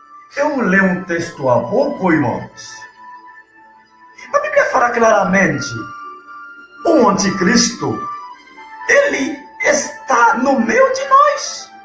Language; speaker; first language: Portuguese; non-native, learner; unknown